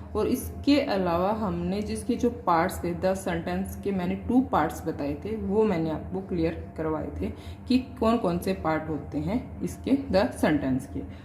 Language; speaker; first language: Hindi; native; Hindi